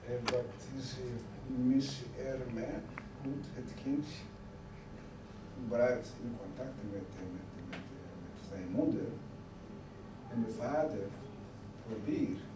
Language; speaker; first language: Dutch; non-native, fluent; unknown